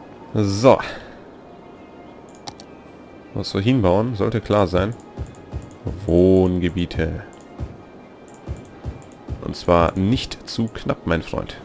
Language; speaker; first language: German; native; German